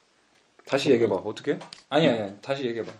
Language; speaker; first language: Korean; early bilingual, heritage; English